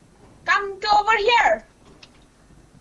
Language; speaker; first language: English; non-native, learner; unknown